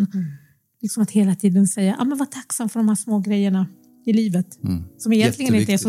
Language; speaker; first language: Swedish; early bilingual, other home language; Arabic